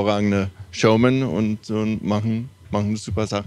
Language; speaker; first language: German; non-native, fluent; English